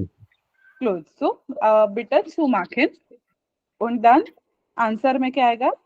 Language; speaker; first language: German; non-native, fluent; Hindi